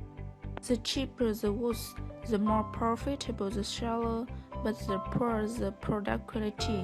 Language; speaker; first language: English; non-native, learner; Vietnamese